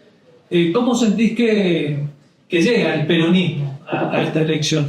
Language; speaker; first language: Spanish; native; Spanish